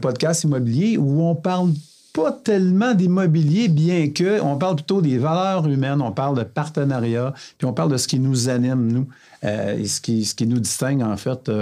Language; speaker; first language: French; native; French